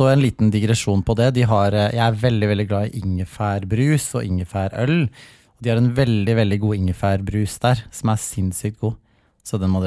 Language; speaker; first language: Norwegian; native; Norwegian